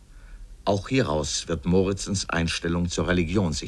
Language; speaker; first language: German; native; German